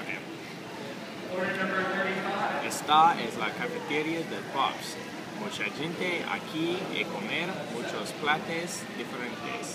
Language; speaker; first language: Spanish; non-native, learner; English